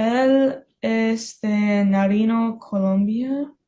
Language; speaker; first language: Spanish; non-native, learner; English